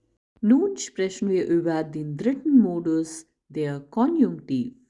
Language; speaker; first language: German; non-native, fluent; Hindi